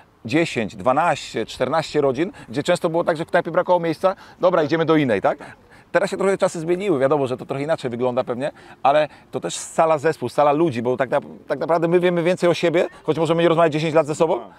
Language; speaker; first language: Polish; native; Polish